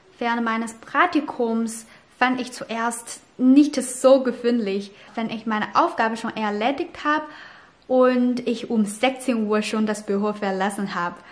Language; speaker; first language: German; non-native, fluent; Chinese